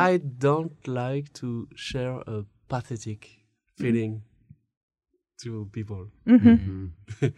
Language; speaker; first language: English; non-native, learner; French